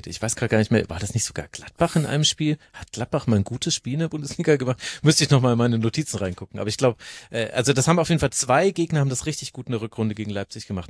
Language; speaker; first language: German; native; German